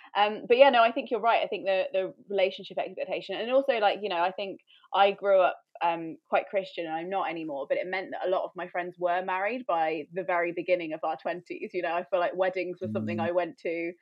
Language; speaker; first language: English; native; English